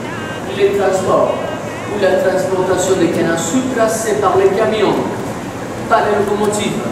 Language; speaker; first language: French; non-native, fluent; Spanish